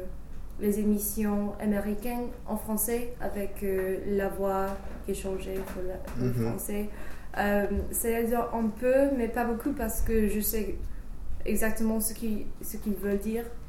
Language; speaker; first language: French; non-native, fluent; English